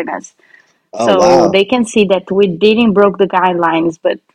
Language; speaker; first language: English; non-native, fluent; Portuguese